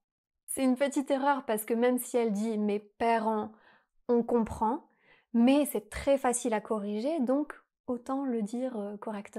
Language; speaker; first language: French; native; French